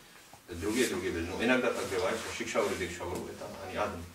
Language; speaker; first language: Russian; non-native, learner; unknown